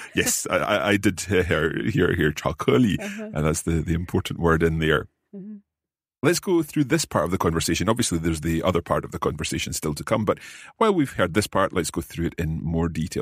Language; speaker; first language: English; native; English